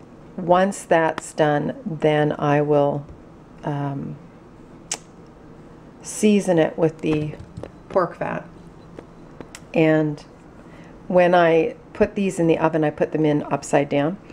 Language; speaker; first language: English; native; English